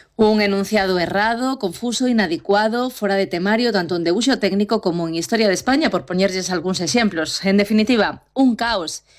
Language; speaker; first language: Galician; native; Galician